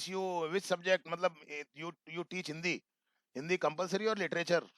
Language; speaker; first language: English; non-native, local second language; Hindi